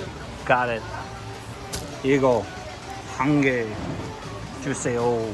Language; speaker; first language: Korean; non-native, learner; English